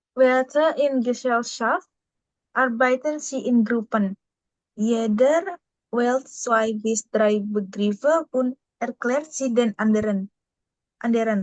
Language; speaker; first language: German; non-native, learner; Indonesian